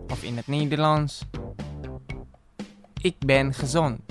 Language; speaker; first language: Dutch; non-native, fluent; Indonesian